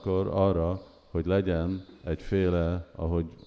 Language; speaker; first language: Hungarian; early bilingual, heritage; Hungarian